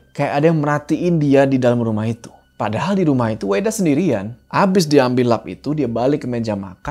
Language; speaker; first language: Indonesian; native; Indonesian